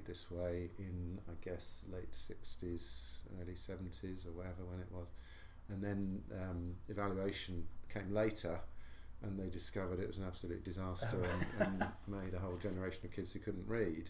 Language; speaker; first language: English; native; English